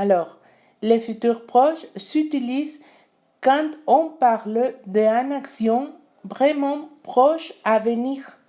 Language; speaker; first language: French; non-native, learner; Spanish